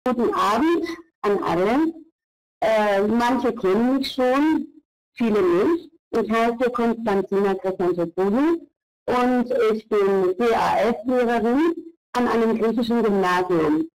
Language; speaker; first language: German; non-native, fluent; Greek